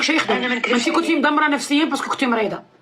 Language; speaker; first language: Arabic; native; Arabic